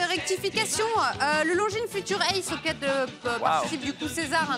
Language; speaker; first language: French; native; French